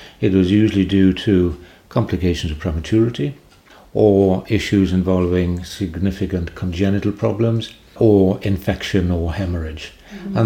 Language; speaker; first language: English; native; English